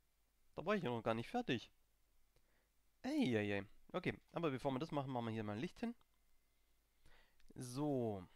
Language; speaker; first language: German; native; German